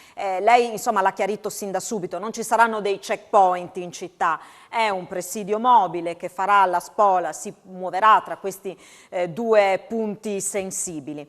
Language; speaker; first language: Italian; native; Italian